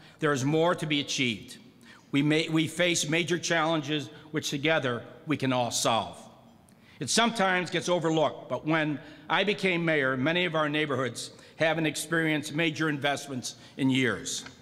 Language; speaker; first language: English; native; English